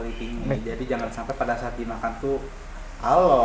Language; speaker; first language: Indonesian; native; Indonesian